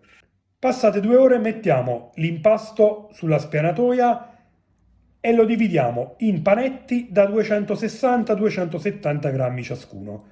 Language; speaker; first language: Italian; native; Italian